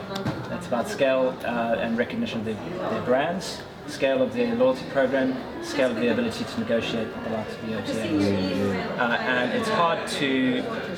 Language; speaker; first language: English; native; English